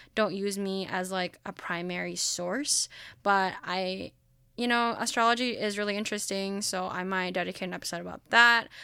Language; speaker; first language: English; early bilingual, other home language; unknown